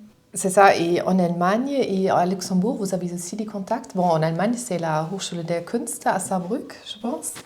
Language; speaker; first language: French; non-native, fluent; German